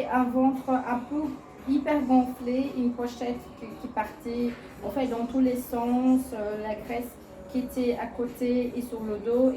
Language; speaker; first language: French; non-native, fluent; Portuguese